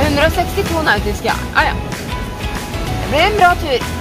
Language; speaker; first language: Norwegian; native; Norwegian